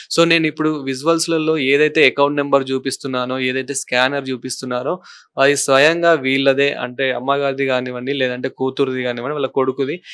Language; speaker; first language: Telugu; native; Telugu